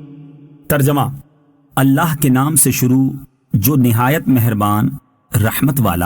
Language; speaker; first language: Urdu; native; Urdu